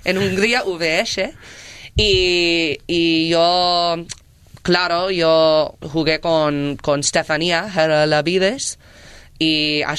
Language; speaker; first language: Spanish; non-native, learner; English